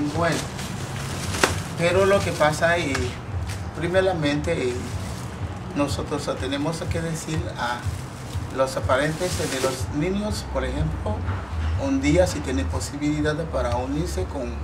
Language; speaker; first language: Spanish; non-native, learner; Haitian Creole